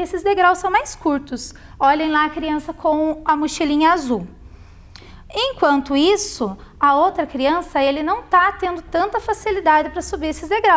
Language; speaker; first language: Portuguese; native; Portuguese